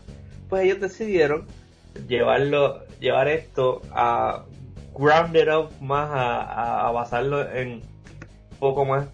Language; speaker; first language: Spanish; native; Spanish